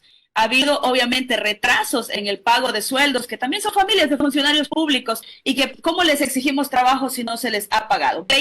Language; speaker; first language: Spanish; native; Spanish